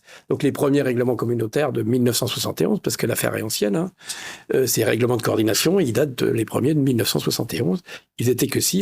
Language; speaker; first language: French; native; French